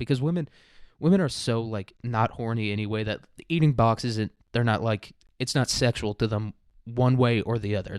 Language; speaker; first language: English; native; English